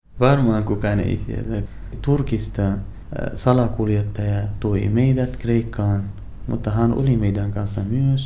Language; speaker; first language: Finnish; non-native, learner; Arabic